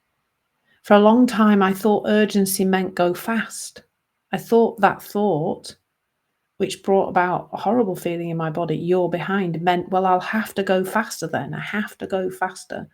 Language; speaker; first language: English; native; English